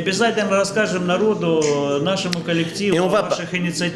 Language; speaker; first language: Russian; native; Russian